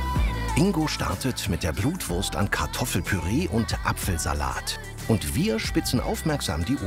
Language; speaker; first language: German; native; German